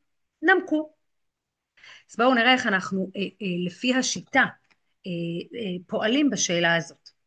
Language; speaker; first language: Hebrew; native; Hebrew